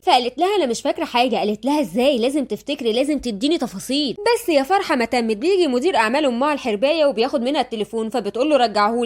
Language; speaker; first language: Arabic; native; Arabic